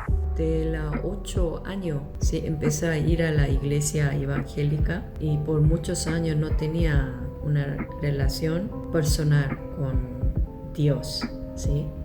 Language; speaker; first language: Spanish; non-native, local second language; Korean